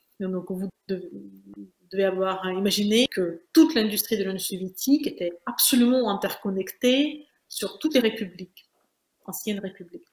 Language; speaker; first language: French; non-native, fluent; Ukrainian